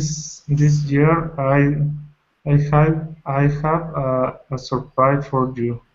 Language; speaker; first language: English; non-native, learner; Spanish